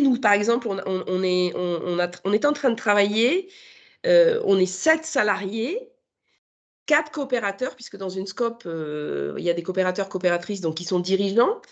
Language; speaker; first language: French; native; French